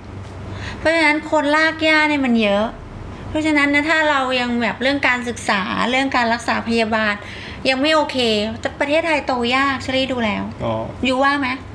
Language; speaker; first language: Thai; native; Thai